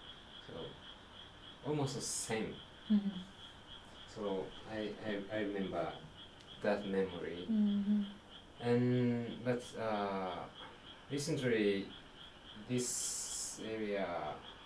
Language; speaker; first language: English; non-native, learner; Japanese